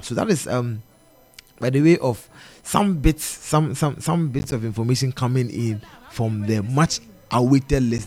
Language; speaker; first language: English; non-native, local second language; Akan